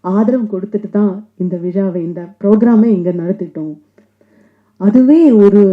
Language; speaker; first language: Tamil; non-native, local second language; Malayalam